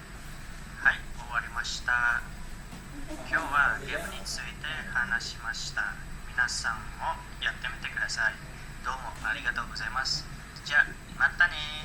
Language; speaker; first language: Japanese; non-native, learner; Indonesian